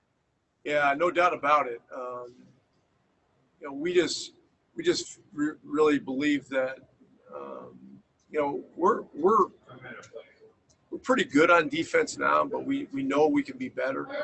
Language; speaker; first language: English; native; English